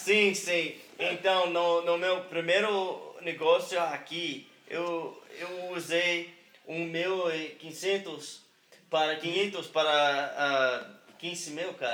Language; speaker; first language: Portuguese; non-native, learner; English